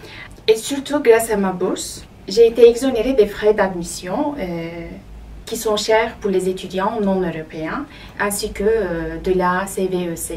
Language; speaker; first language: French; non-native, fluent; Turkish